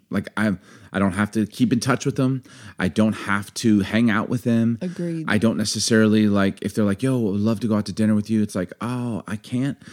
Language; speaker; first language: English; native; English